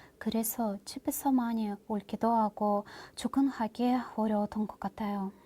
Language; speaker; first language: Korean; non-native, learner; Russian